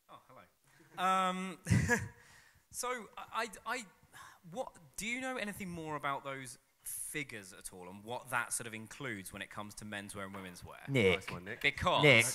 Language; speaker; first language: English; native; English